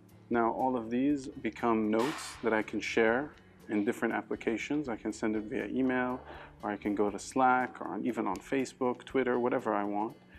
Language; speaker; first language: English; early bilingual, other home language; Arabic